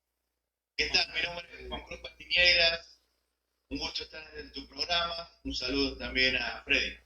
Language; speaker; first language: Spanish; native; Spanish